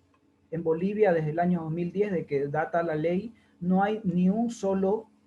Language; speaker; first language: Spanish; native; Spanish